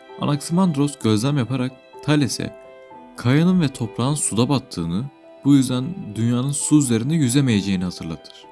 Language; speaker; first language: Turkish; native; Turkish